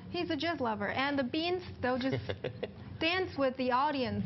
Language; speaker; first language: English; non-native, fluent; Chinese